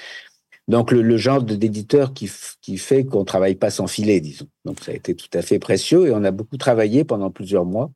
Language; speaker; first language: French; native; French